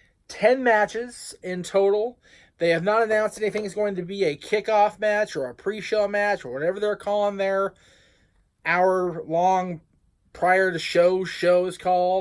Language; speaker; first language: English; native; English